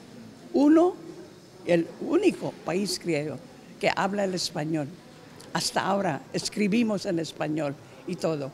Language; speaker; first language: Spanish; non-native, fluent; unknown